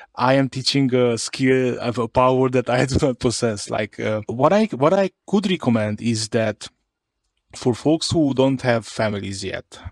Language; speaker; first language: English; non-native, fluent; Hungarian